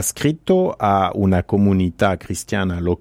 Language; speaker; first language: Italian; non-native, fluent; French